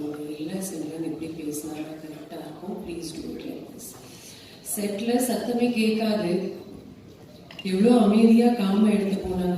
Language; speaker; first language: Tamil; non-native, fluent; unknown